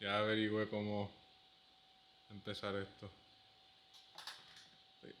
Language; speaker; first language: Spanish; early bilingual, heritage; English